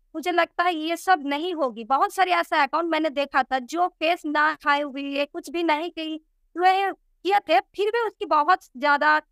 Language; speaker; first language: Hindi; non-native, local second language; Bangla